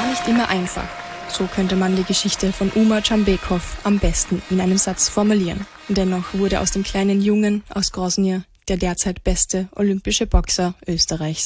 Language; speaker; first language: German; native; German